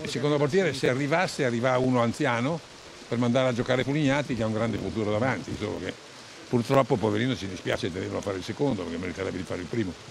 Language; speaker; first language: Italian; native; Italian